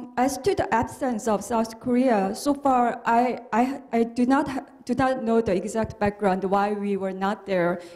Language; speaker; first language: English; non-native, fluent; Korean